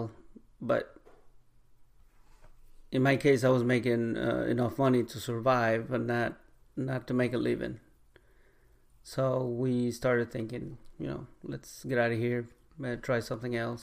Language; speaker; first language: English; non-native, fluent; Spanish